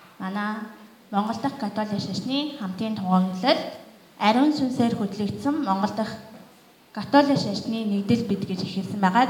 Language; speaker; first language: Mongolian; native; Mongolian